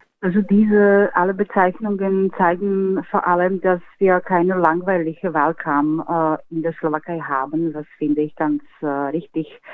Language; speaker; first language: German; non-native, fluent; Slovak